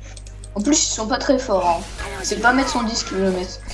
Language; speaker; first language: French; native; French